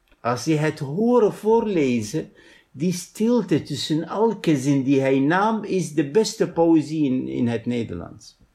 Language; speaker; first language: Dutch; non-native, fluent; Arabic